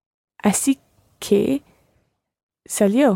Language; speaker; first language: Spanish; non-native, learner; English